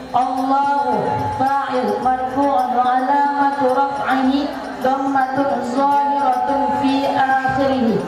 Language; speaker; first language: Arabic; non-native, learner; Indonesian